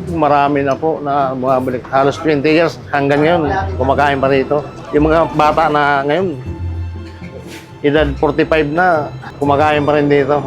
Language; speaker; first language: Filipino; non-native, local second language; Bikol